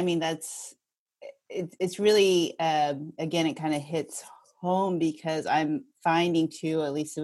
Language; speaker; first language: English; early bilingual, other home language; Filipino